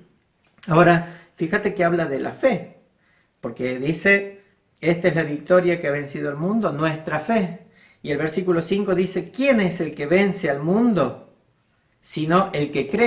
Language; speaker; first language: Spanish; native; Spanish